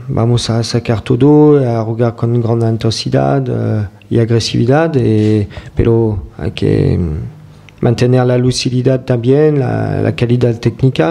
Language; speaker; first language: Spanish; non-native, fluent; French